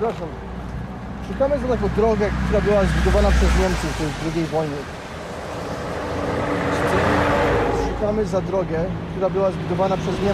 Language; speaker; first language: Polish; non-native, learner; German